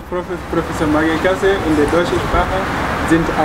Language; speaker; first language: German; non-native, fluent; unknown